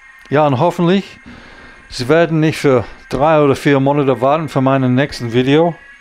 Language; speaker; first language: German; non-native, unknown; English